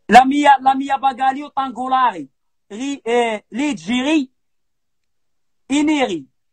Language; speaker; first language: Italian; non-native, learner; Arabic